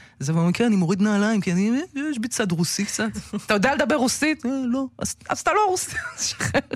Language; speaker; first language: Hebrew; early bilingual, other home language; Russian